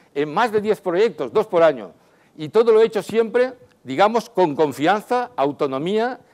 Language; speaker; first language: Spanish; native; Spanish